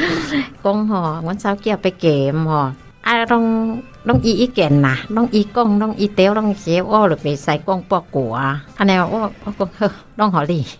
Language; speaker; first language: Min Nan Chinese; non-native, learner; Northeastern Thai